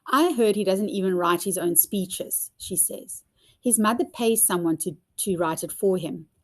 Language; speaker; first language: English; non-native, local second language; Afrikaans